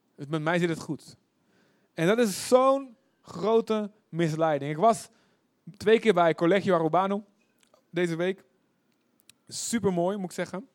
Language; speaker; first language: Dutch; native; Dutch